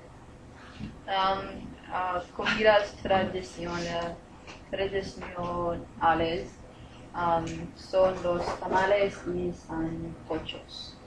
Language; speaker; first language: Spanish; non-native, learner; English